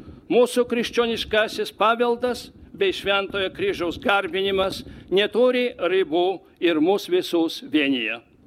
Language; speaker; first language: Lithuanian; non-native, fluent; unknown